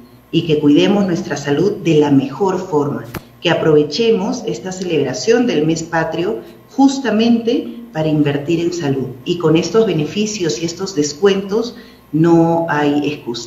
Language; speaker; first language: Spanish; native; Spanish